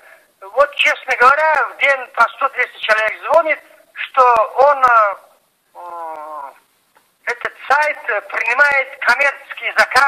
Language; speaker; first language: Russian; non-native, local second language; Tajik